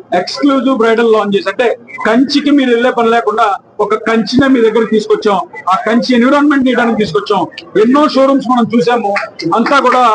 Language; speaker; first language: Telugu; native; Telugu